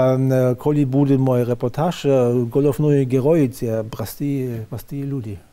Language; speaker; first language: Ukrainian; non-native, fluent; German